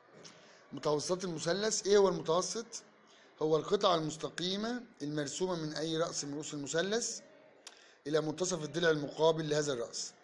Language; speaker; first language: Arabic; native; Arabic